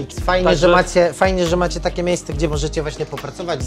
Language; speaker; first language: Polish; native; Polish